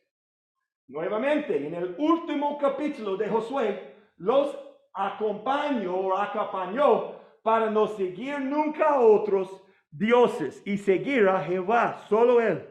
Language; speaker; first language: Spanish; non-native, learner; English